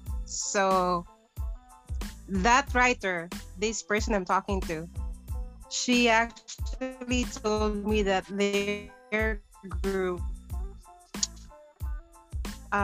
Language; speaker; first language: English; non-native, local second language; Cebuano